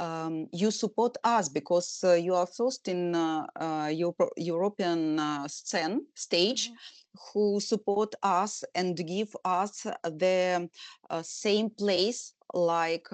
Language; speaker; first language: English; non-native, learner; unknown